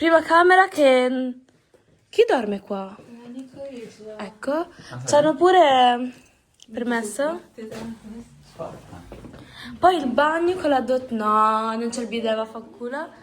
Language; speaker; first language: Italian; early bilingual, other home language; Filipino